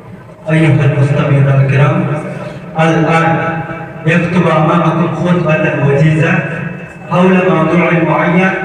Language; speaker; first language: Arabic; non-native, learner; Bangla